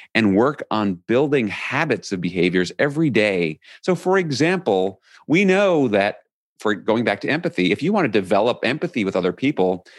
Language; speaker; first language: English; native; English